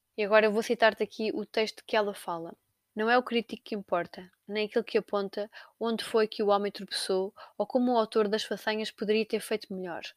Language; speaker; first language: Portuguese; native; Portuguese